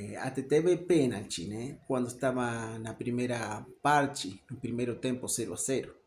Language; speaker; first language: Portuguese; non-native, fluent; Spanish